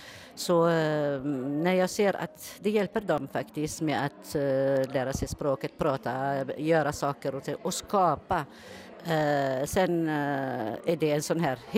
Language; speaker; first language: Swedish; non-native, fluent; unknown